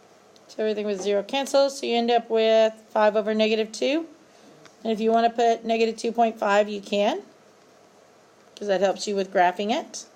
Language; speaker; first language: English; native; English